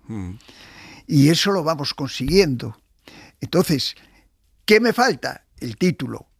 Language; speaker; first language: Spanish; native; Spanish